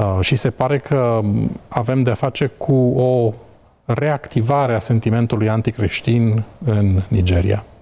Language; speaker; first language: Romanian; native; Romanian